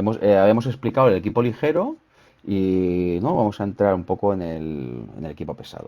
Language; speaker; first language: Spanish; native; Spanish